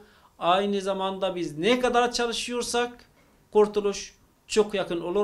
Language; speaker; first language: Turkish; non-native, fluent; Arabic